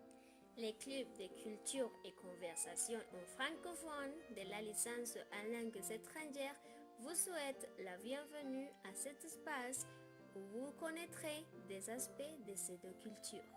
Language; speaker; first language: French; non-native, learner; Spanish